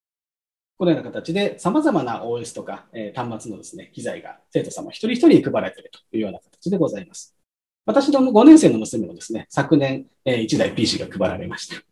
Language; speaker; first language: Japanese; native; Japanese